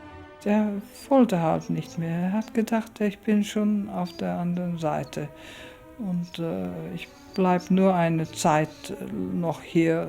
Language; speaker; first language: German; early bilingual, heritage; German